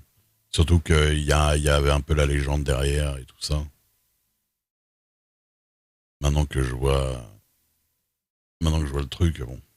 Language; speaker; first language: French; native; French